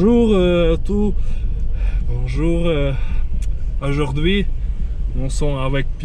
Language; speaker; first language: French; non-native, learner; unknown